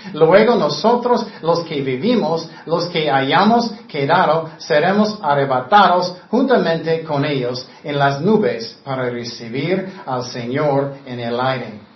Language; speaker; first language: Spanish; non-native, fluent; English